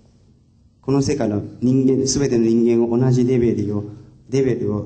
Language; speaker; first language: Japanese; non-native, fluent; Chinese